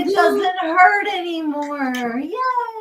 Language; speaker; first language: English; native; English